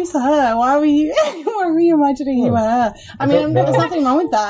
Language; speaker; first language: English; native; English